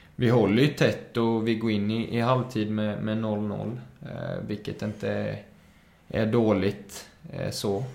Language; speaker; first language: Swedish; early bilingual, other home language; Spanish